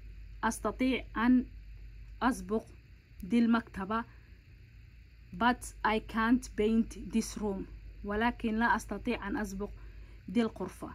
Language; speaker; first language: Arabic; non-native, local second language; Somali